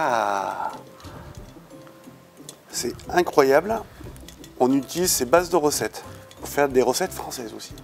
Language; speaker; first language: French; native; French